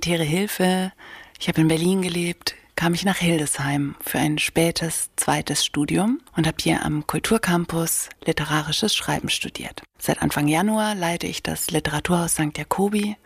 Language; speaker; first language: German; native; German